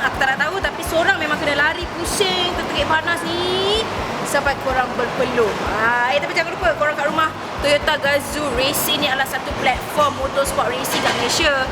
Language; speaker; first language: Malay; native; Malay